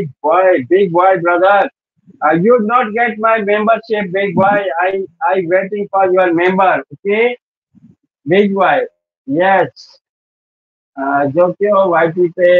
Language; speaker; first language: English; non-native, learner; Urdu